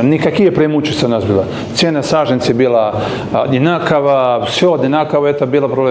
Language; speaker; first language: Russian; non-native, learner; Serbian